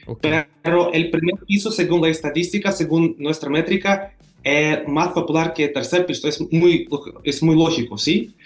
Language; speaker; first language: Spanish; non-native, learner; Russian